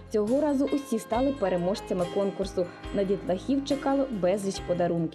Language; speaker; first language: Ukrainian; native; Ukrainian